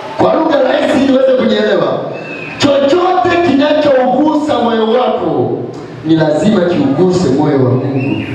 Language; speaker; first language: Swahili; native; Swahili